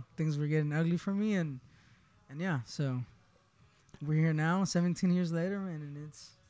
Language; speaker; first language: English; early bilingual, other home language; Spanish